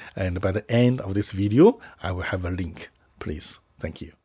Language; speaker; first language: English; non-native, fluent; Chinese